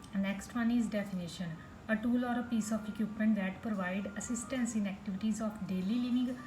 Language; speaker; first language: English; non-native, local second language; Punjabi